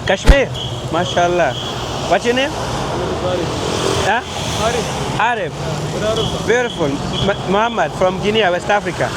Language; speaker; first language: English; non-native, fluent; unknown